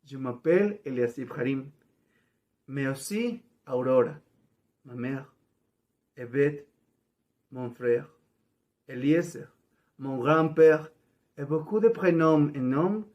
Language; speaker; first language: French; non-native, learner; Spanish